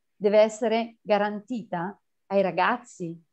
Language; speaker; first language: Italian; native; Italian